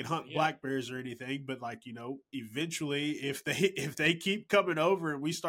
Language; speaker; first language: English; native; English